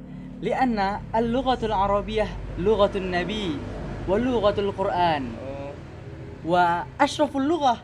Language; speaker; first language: Arabic; non-native, learner; Indonesian